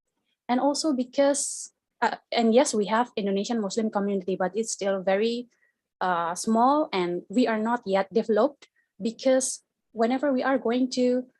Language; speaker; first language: English; non-native, fluent; Indonesian